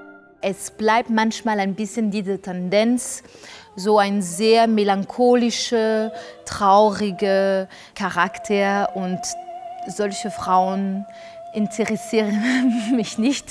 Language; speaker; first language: German; non-native, fluent; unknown